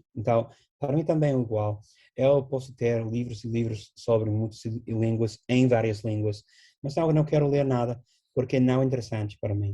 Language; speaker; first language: Portuguese; non-native, fluent; English